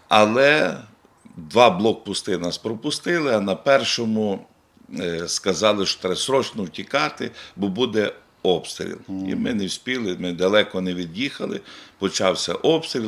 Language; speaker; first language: Ukrainian; native; Ukrainian